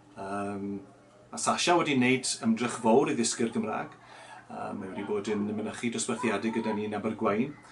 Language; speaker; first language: Welsh; native; Welsh